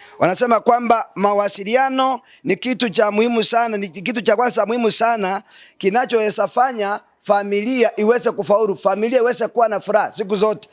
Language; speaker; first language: Swahili; non-native, local second language; Gusii